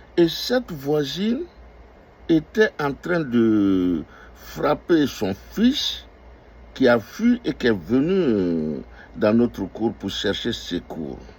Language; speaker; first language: French; non-native, local second language; Dyula